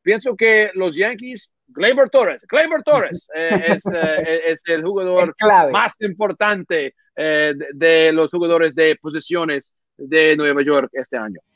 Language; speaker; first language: Spanish; non-native, learner; English